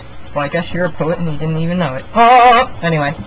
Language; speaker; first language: English; native; English